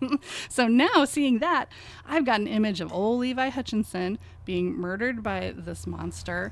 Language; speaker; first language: English; native; English